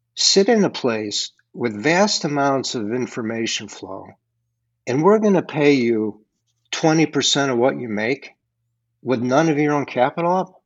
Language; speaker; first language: English; native; English